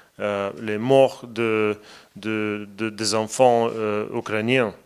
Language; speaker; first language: French; non-native, fluent; Latvian